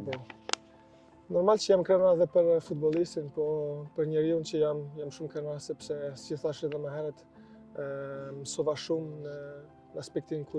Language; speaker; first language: Albanian; early bilingual, heritage; Albanian